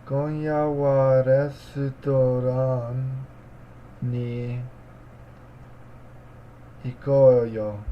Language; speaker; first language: Japanese; non-native, learner; English